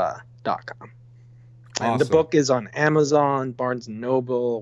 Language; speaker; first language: English; non-native, fluent; Spanish